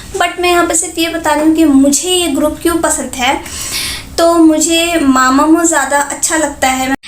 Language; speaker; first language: Hindi; native; Hindi